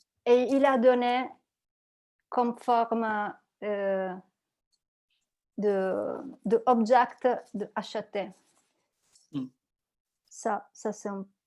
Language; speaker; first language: French; non-native, learner; Italian